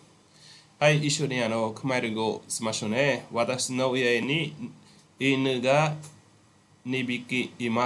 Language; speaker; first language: Japanese; non-native, fluent; Khmer